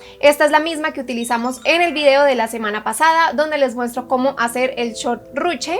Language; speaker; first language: Spanish; native; Spanish